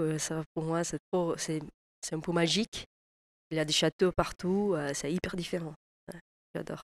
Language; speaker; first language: French; non-native, fluent; Portuguese